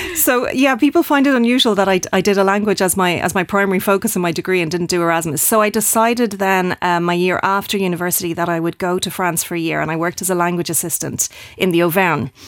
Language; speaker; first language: English; native; English